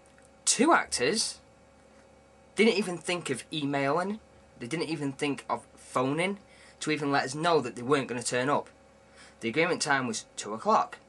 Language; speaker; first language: English; native; English